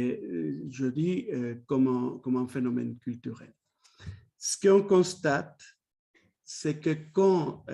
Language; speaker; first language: French; non-native, fluent; Spanish